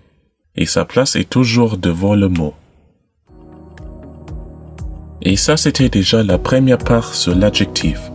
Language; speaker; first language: French; non-native, learner; German